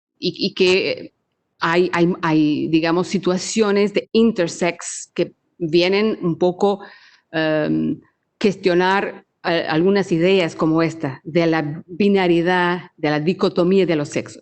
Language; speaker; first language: Spanish; non-native, fluent; Portuguese